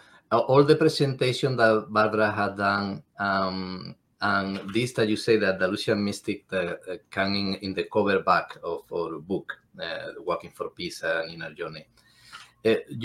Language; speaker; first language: English; non-native, fluent; Spanish